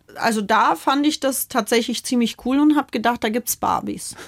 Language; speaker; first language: German; early bilingual, other home language; Russian